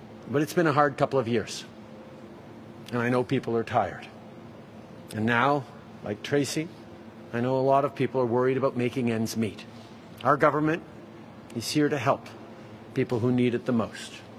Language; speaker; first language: English; early bilingual, other home language; French